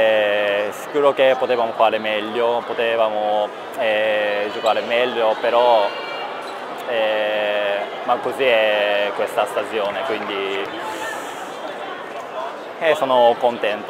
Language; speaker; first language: Italian; non-native, learner; Japanese